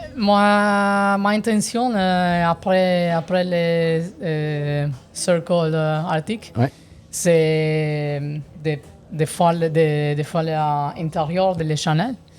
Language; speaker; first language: French; non-native, learner; Italian